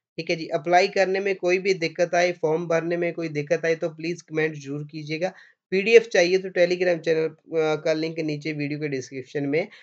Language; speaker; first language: Hindi; non-native, local second language; Punjabi